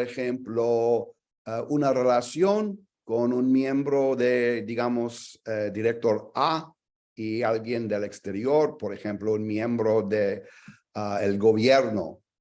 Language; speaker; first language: Spanish; non-native, fluent; English